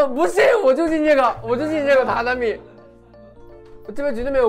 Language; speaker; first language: Chinese; native; Chinese